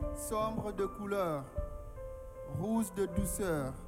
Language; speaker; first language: French; non-native, local second language; Susu